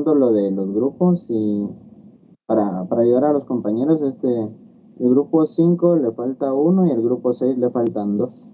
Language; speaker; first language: Spanish; native; Spanish